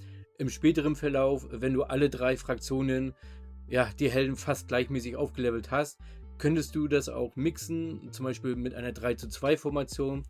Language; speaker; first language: German; native; German